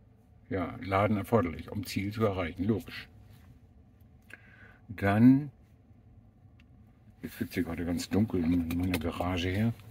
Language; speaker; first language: German; native; German